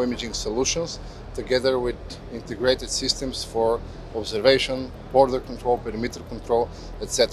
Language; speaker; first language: English; non-native, fluent; Bulgarian